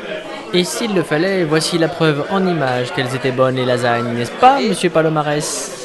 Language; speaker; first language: French; native; French